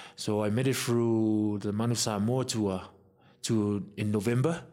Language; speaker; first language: English; non-native, fluent; Samoan